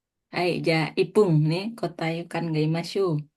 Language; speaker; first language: Japanese; non-native, fluent; Indonesian